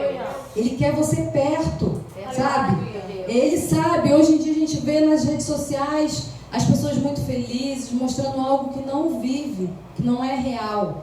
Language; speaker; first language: Portuguese; native; Portuguese